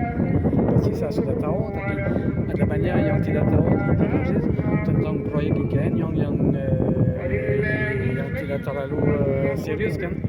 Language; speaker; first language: Indonesian; non-native, fluent; French